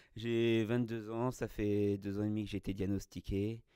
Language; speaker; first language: French; native; French